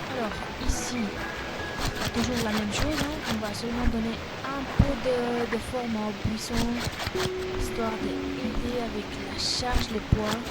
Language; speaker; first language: French; non-native, fluent; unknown